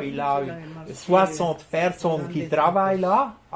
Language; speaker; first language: French; non-native, fluent; German